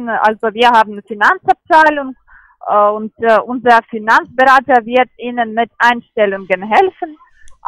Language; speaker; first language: German; non-native, learner; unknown